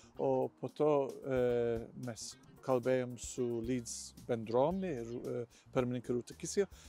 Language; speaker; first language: Lithuanian; non-native, learner; English